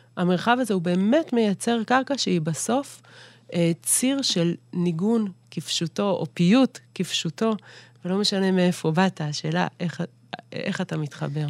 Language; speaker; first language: Hebrew; native; Hebrew